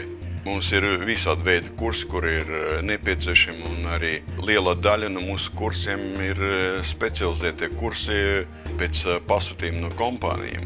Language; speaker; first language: Latvian; non-native, local second language; Russian